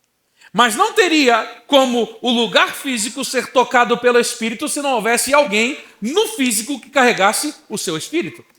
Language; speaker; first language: Portuguese; native; Portuguese